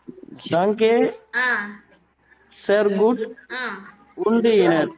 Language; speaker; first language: German; non-native, learner; Tamil